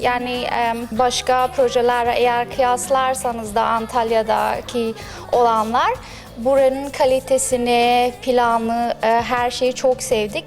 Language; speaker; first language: Turkish; non-native, fluent; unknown